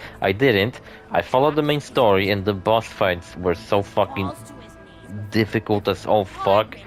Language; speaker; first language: English; non-native, fluent; Polish